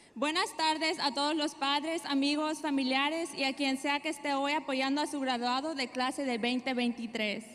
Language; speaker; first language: Spanish; early bilingual, heritage; Spanish